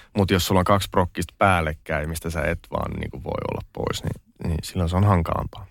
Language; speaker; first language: Finnish; non-native, local second language; Swedish